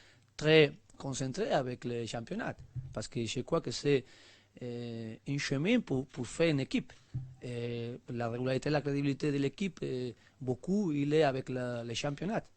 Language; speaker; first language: French; non-native, learner; Spanish